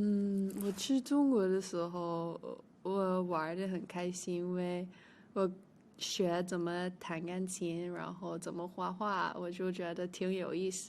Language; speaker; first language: Chinese; early bilingual, heritage; English